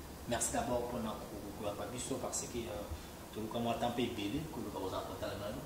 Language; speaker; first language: French; non-native, local second language; Lingala